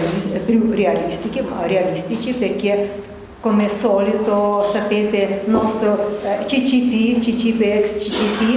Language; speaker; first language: Italian; non-native, learner; Russian